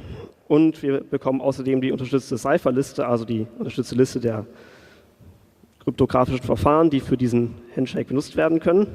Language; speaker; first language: German; native; German